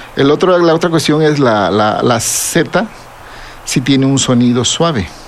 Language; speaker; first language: Spanish; non-native, local second language; Zapotec